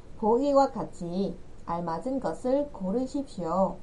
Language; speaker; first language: Korean; non-native, fluent; Vietnamese